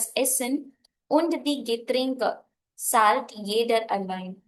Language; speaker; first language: German; non-native, fluent; Hindi